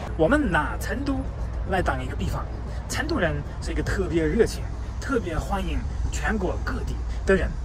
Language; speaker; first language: Chinese; non-native, fluent; German